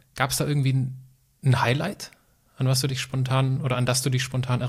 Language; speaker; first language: German; native; German